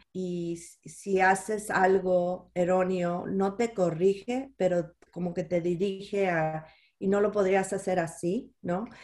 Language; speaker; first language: Spanish; early bilingual, heritage; Spanish